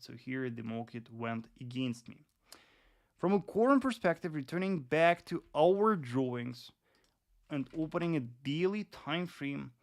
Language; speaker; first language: English; non-native, fluent; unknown